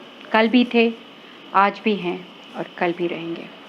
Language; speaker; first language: Hindi; native; Hindi